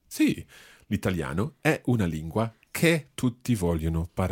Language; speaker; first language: Italian; non-native, fluent; English